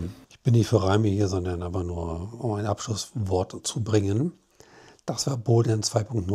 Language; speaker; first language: German; native; German